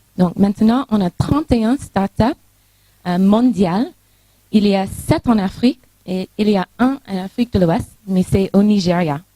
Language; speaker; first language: French; non-native, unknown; English